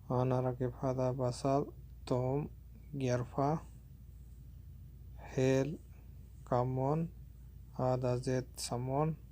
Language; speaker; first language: Arabic; non-native, learner; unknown